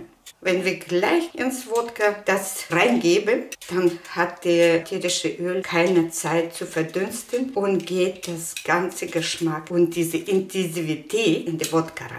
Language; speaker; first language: German; non-native, learner; Russian